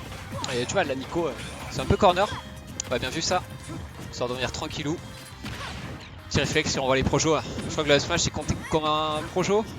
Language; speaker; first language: French; native; French